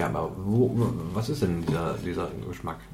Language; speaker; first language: German; native; German